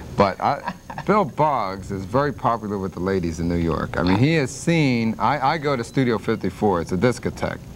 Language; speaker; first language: English; native; English